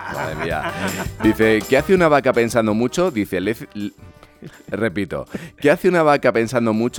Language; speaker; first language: Spanish; native; Spanish